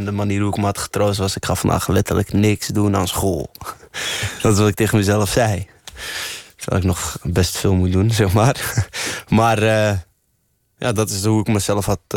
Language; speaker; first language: Dutch; early bilingual, other home language; Arabic